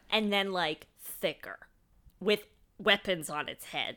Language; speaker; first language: English; native; English